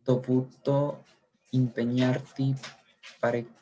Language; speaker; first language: Italian; non-native, learner; Spanish